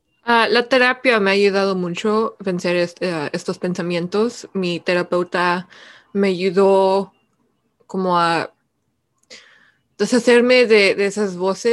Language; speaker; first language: Spanish; early bilingual, heritage; Spanish